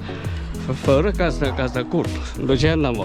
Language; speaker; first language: Swedish; non-native, fluent; Vietnamese